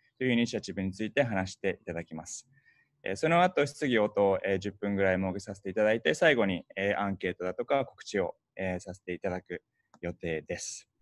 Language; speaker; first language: Japanese; early bilingual, heritage; Japanese